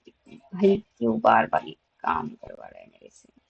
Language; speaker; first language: Hindi; native; Hindi